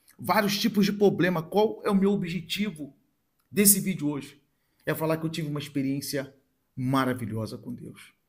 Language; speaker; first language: Portuguese; native; Portuguese